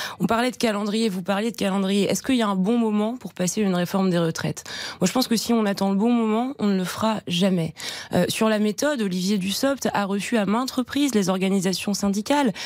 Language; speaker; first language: French; native; French